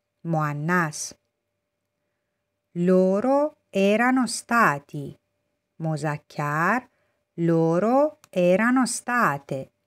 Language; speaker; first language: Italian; non-native, fluent; Persian